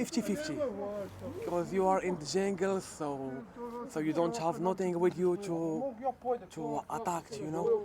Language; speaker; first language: English; non-native, learner; Arabic